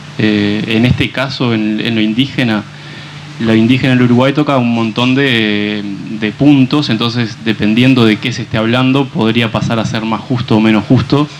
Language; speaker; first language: Spanish; native; Spanish